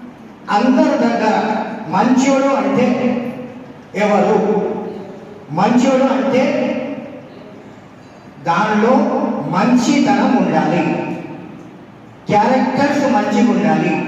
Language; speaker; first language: Telugu; non-native, local second language; Urdu